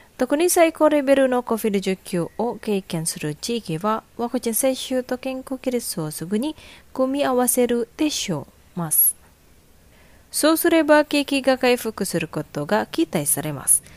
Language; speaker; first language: Japanese; non-native, fluent; Indonesian